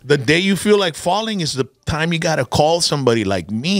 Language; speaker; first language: English; early bilingual, other home language; Spanish